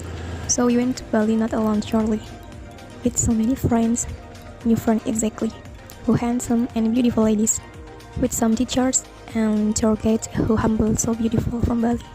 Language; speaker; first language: English; non-native, learner; Indonesian